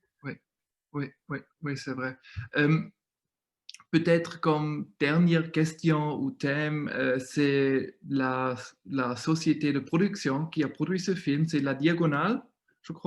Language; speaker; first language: French; non-native, fluent; German